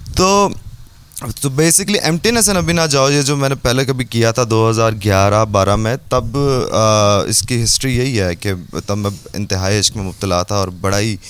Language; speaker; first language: Urdu; native; Urdu